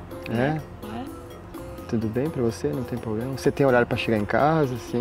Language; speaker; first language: Portuguese; native; Portuguese